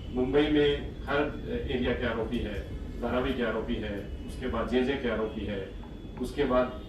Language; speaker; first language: Hindi; non-native, local second language; Marathi